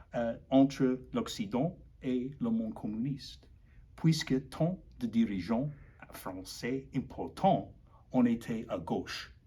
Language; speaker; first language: French; non-native, learner; English